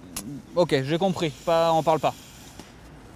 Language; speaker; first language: French; native; French